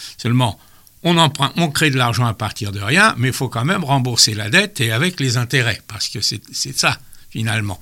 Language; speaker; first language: French; native; French